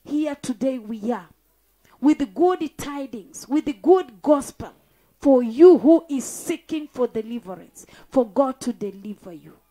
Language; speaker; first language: English; non-native, local second language; Swahili